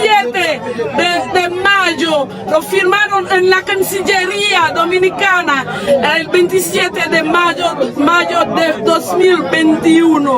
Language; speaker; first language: Spanish; non-native, fluent; Haitian Creole